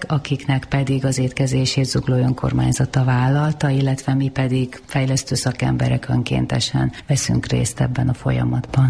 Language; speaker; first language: Hungarian; native; Hungarian